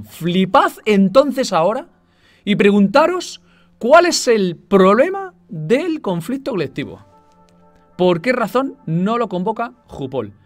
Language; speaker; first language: Spanish; native; Spanish